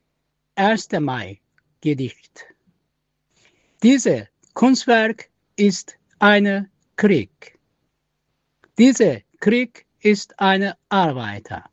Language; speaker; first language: German; non-native, learner; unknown